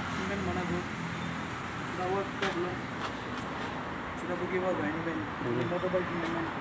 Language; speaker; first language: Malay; non-native, local second language; Tamil